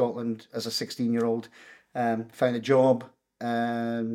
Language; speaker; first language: English; native; English